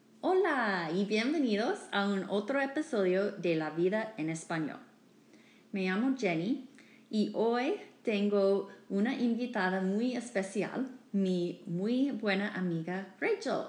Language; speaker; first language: Spanish; non-native, fluent; English